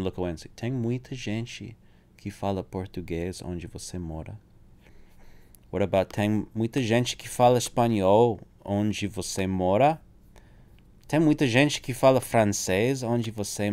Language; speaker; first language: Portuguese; non-native, fluent; English